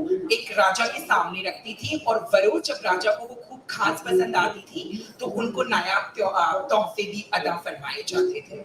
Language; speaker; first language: Hindi; native; Hindi